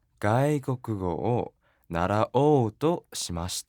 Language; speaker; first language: Japanese; non-native, learner; Korean